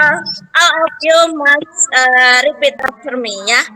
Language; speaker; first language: English; non-native, learner; Indonesian